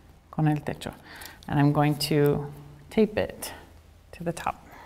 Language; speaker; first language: English; native; English